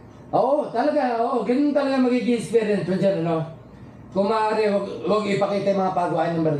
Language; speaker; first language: Filipino; native; Filipino